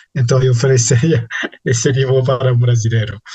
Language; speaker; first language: Portuguese; non-native, fluent; French